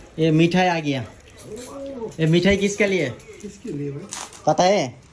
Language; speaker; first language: Hindi; non-native, learner; Bangla